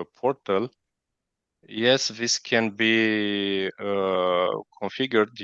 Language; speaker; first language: English; non-native, fluent; Romanian